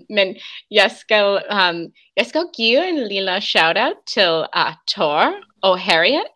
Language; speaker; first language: Danish; non-native, learner; English